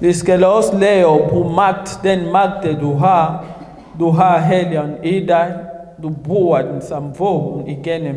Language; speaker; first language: Danish; non-native, fluent; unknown